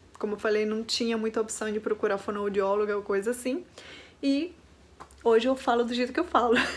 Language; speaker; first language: Portuguese; non-native, fluent; Spanish